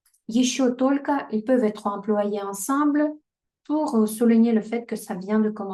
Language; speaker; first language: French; non-native, fluent; Russian